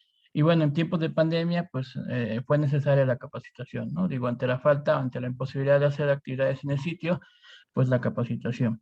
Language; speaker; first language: Spanish; native; Spanish